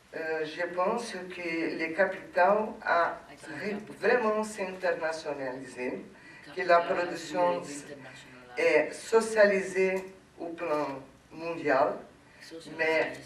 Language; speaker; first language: French; non-native, fluent; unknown